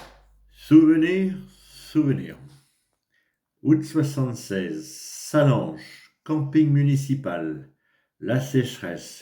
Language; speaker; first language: French; native; French